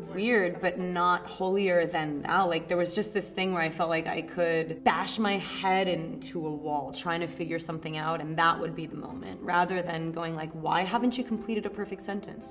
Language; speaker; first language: English; native; English